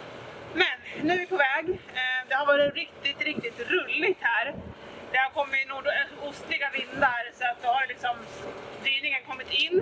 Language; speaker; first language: Swedish; native; Swedish